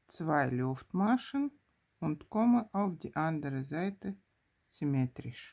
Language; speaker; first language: German; non-native, fluent; Russian